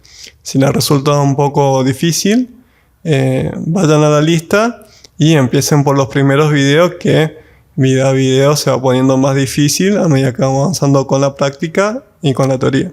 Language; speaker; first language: Spanish; native; Spanish